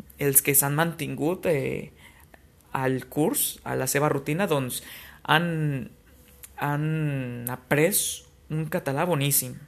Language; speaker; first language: Catalan; non-native, fluent; Spanish